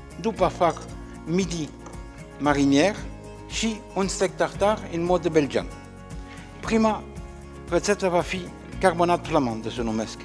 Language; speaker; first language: Romanian; non-native, learner; French